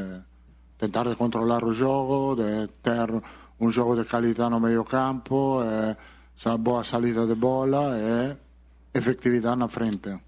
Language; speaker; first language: Portuguese; non-native, fluent; Italian